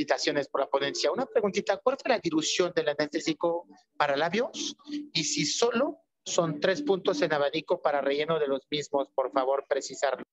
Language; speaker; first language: Spanish; native; Spanish